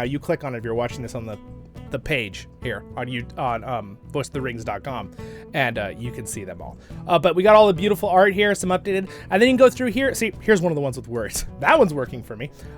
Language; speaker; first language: English; native; English